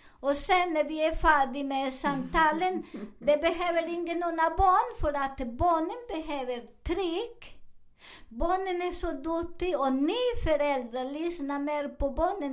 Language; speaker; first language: Swedish; non-native, fluent; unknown